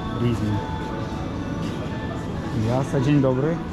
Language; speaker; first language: Polish; non-native, learner; Ukrainian